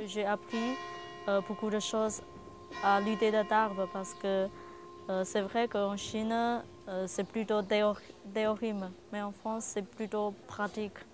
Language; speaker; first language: French; non-native, learner; Chinese